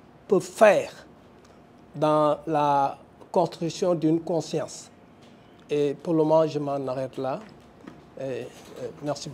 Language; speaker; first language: French; non-native, local second language; Wolof